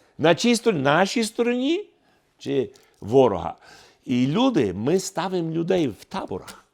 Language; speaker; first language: Ukrainian; early bilingual, heritage; Ukrainian